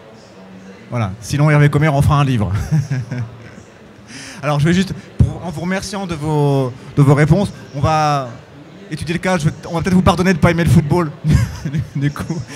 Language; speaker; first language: French; native; French